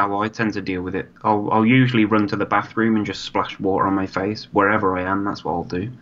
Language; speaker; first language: English; native; English